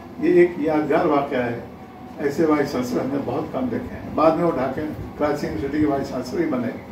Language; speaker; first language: Urdu; native; Urdu